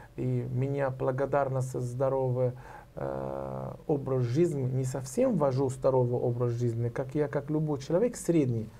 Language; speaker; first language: Russian; non-native, learner; Arabic